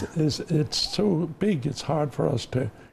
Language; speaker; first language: English; native; English